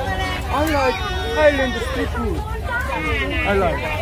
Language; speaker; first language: English; non-native, learner; Korean